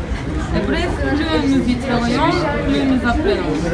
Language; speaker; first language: French; non-native, fluent; Turkish